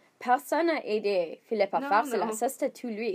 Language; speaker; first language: French; non-native, learner; English